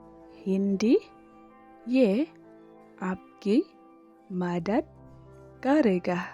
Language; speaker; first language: Hindi; non-native, local second language; Khasi